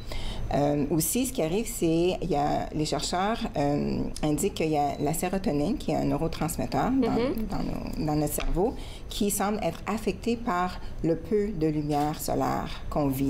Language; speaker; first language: French; native; French